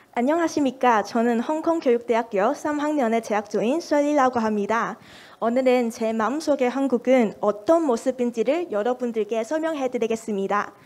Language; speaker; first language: Korean; non-native, fluent; Cantonese